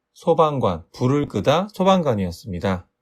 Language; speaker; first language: Korean; native; Korean